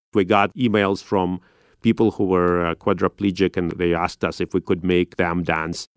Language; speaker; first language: English; non-native, fluent; Russian